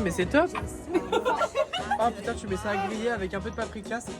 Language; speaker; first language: French; native; French